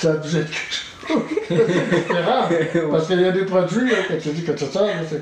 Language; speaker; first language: French; native; French